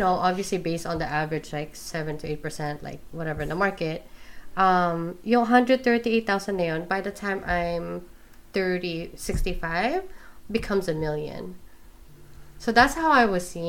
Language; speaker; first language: English; non-native, local second language; Filipino